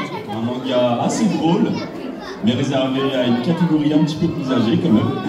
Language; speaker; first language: French; native; French